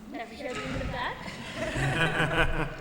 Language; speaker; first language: English; native; English